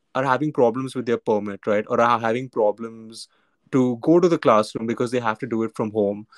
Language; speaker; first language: English; non-native, local second language; Hindi